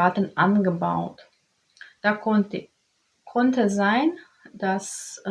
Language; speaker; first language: German; non-native, learner; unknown